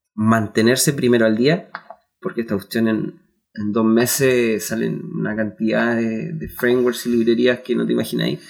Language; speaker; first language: Spanish; native; Spanish